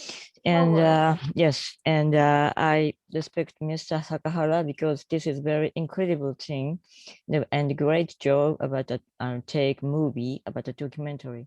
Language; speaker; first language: English; non-native, learner; Japanese